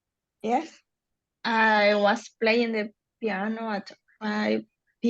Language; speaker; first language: English; non-native, learner; Spanish